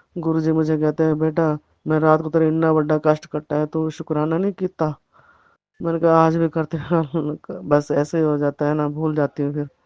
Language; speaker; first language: Hindi; native; Hindi